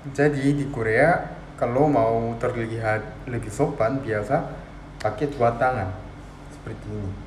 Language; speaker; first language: Indonesian; early bilingual, other home language; Korean